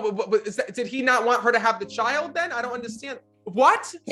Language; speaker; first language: English; native; English